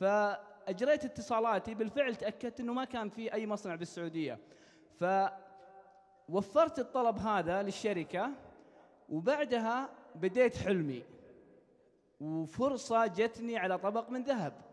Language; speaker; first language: Arabic; native; Arabic